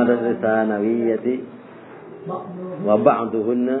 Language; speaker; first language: Arabic; non-native, fluent; Indonesian